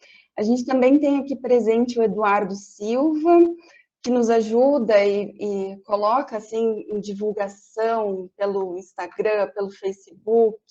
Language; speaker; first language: Portuguese; native; Portuguese